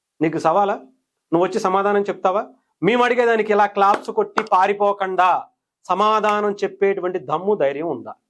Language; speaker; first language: Telugu; native; Telugu